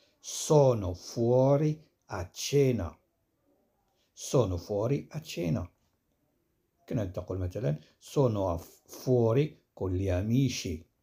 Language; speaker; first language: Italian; non-native, fluent; Arabic